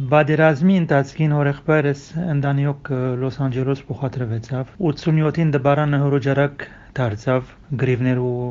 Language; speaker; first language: Armenian; early bilingual, heritage; Armenian